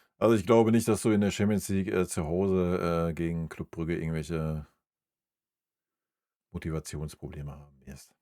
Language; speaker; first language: German; native; German